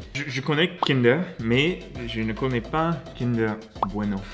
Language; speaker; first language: French; non-native, learner; English